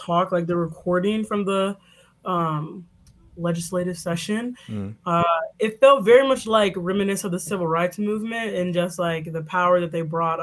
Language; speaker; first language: English; native; English